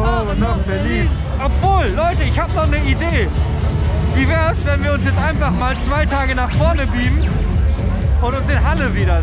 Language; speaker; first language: German; native; German